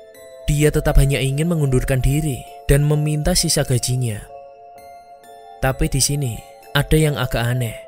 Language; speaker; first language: Indonesian; native; Indonesian